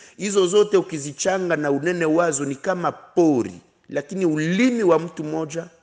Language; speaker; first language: Swahili; non-native, local second language; Kinyarwanda